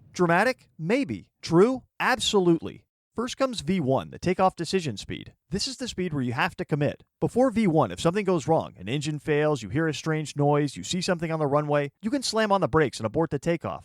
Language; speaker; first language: English; native; English